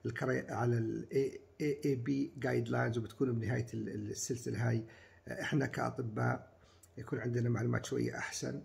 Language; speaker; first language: Arabic; native; Arabic